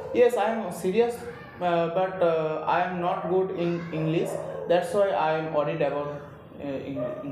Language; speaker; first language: English; non-native, learner; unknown